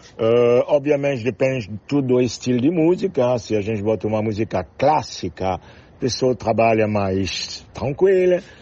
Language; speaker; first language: Portuguese; non-native, fluent; French